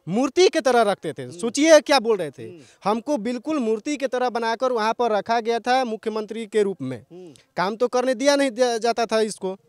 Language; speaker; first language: Hindi; native; Hindi